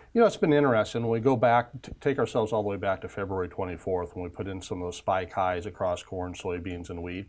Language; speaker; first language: English; native; English